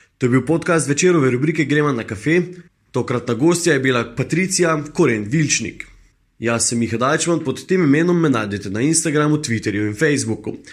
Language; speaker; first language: Slovenian; native; Slovenian